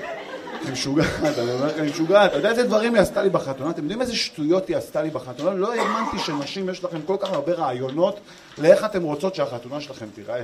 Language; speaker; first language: Hebrew; native; Hebrew